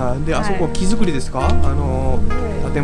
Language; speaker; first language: Japanese; native; Japanese